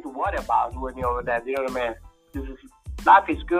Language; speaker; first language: English; non-native, fluent; Italian